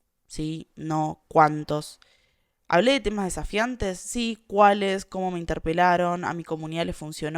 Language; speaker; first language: Spanish; native; Spanish